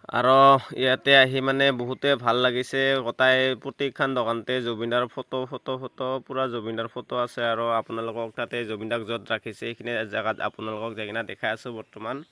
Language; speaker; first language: Assamese; native; Assamese